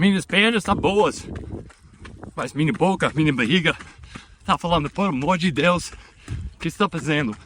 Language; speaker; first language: Portuguese; non-native, fluent; English